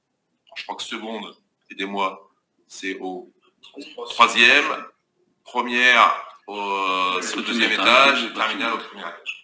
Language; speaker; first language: French; native; French